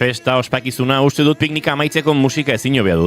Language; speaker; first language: Basque; native; Basque